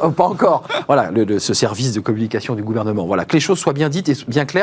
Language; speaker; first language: French; native; French